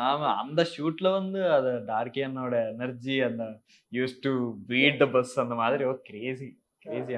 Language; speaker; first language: Tamil; non-native, learner; Telugu